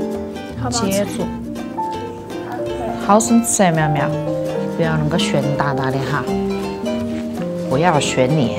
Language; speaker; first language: Chinese; native; Chinese